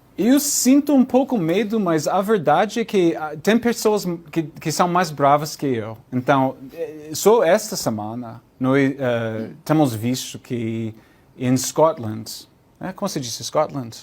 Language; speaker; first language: Portuguese; non-native, learner; English